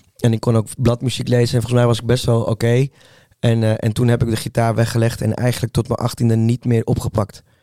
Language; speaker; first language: Dutch; early bilingual, other home language; Spanish